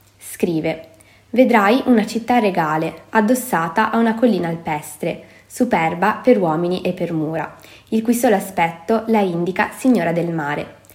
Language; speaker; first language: Italian; native; Italian